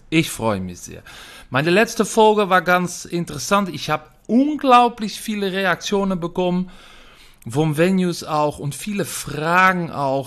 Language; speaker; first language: German; non-native, fluent; Dutch